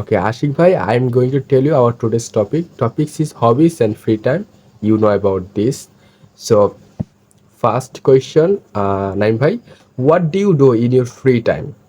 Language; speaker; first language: English; non-native, fluent; Bangla